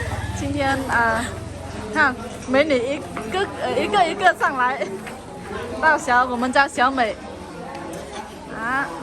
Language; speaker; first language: Chinese; non-native, fluent; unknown